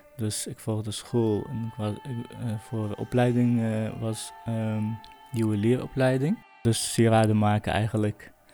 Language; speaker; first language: Dutch; non-native, fluent; Kurdish